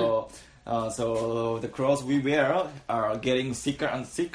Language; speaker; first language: English; non-native, learner; Japanese